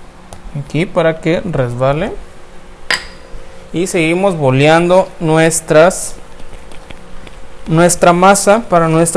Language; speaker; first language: Spanish; native; Spanish